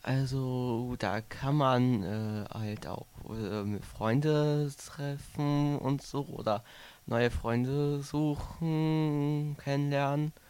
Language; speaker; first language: German; native; German